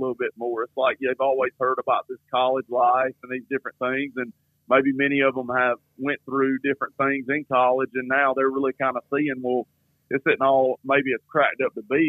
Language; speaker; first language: English; native; English